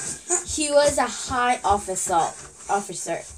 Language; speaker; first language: English; non-native, learner; Korean